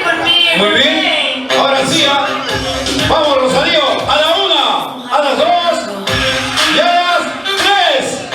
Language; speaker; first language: Spanish; native; Spanish